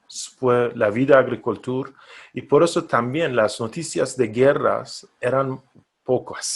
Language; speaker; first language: Spanish; non-native, fluent; Persian